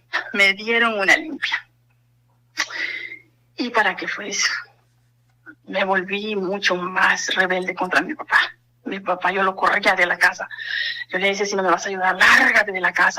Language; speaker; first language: Spanish; native; Spanish